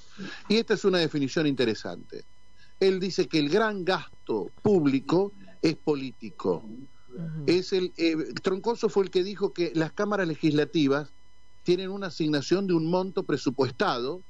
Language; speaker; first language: Spanish; native; Spanish